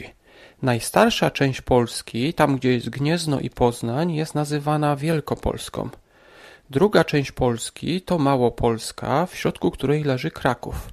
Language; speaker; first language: Polish; native; Polish